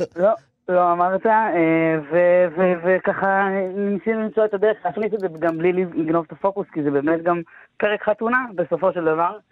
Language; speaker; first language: Hebrew; native; Hebrew